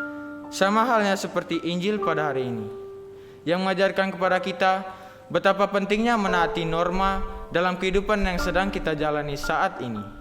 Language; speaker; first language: Indonesian; native; Indonesian